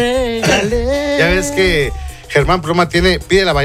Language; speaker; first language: Spanish; native; Spanish